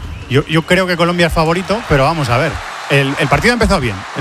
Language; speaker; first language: Spanish; native; Spanish